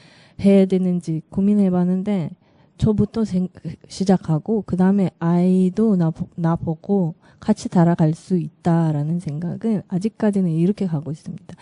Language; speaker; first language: Korean; non-native, learner; Russian